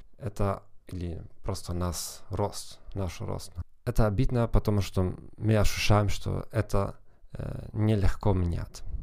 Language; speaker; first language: Russian; non-native, fluent; German